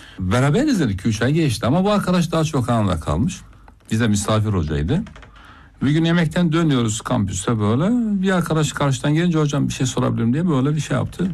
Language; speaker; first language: Turkish; non-native, local second language; Zaza